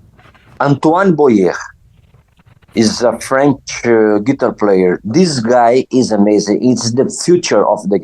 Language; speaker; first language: English; non-native, learner; Portuguese